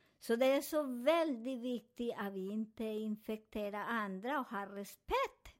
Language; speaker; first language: Swedish; non-native, fluent; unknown